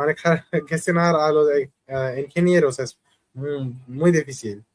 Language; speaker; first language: Spanish; non-native, fluent; Hindi